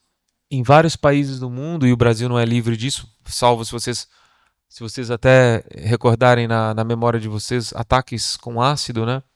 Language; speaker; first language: Portuguese; native; Portuguese